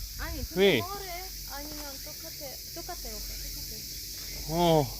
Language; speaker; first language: Korean; non-native, learner; Russian